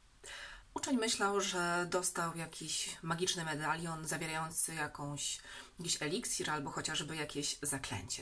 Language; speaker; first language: Polish; native; Polish